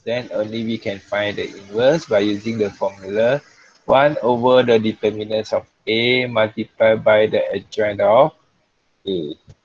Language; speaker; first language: English; non-native, local second language; Malay